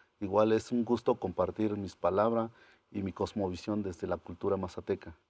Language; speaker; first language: Spanish; non-native, local second language; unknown